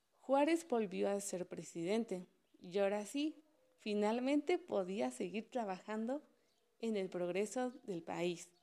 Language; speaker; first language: Spanish; native; Spanish